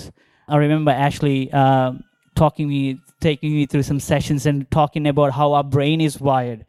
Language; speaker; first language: English; non-native, local second language; Telugu